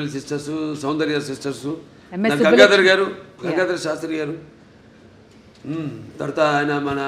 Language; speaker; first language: Telugu; native; Telugu